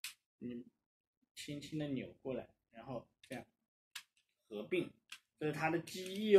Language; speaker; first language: Chinese; native; Chinese